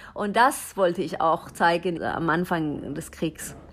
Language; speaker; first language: German; non-native, learner; Persian